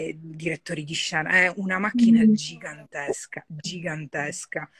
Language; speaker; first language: Italian; native; Italian